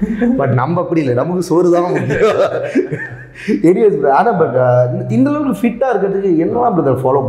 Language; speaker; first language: Tamil; native; Tamil